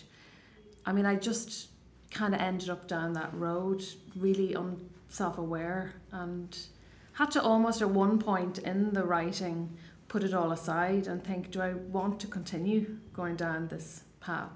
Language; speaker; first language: English; non-native, local second language; Irish